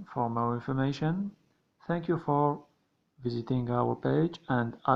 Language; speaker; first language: English; non-native, learner; Arabic